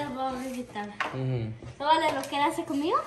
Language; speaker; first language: Spanish; early bilingual, heritage; Spanish